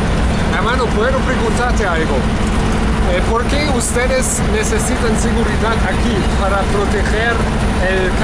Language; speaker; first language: Spanish; non-native, learner; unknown